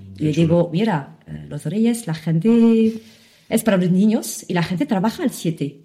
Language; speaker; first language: Spanish; non-native, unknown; Arabic